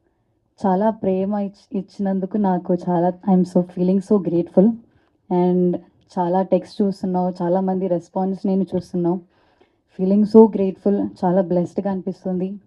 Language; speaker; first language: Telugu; non-native, learner; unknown